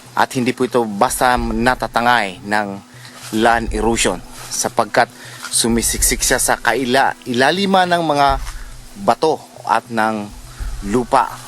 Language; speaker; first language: Filipino; non-native, local second language; Bikol